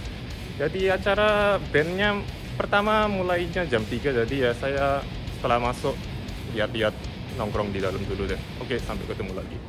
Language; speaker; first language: Indonesian; non-native, fluent; Japanese